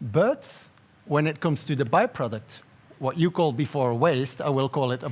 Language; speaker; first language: English; non-native, fluent; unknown